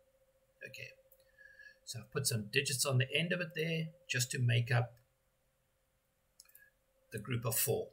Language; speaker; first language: English; native; English